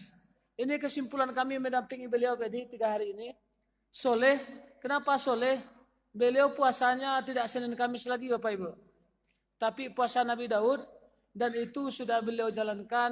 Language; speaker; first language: Indonesian; non-native, local second language; Minangkabau